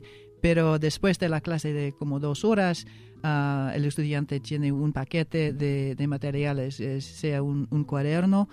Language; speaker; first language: Spanish; non-native, fluent; English